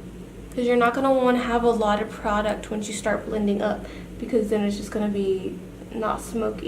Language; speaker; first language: English; native; English